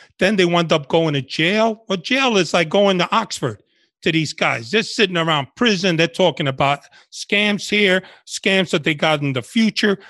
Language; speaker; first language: English; early bilingual, other home language; Spanish